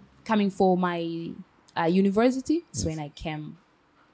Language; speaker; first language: English; non-native, local second language; Swahili